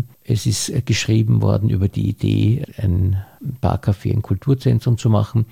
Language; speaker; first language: German; native; German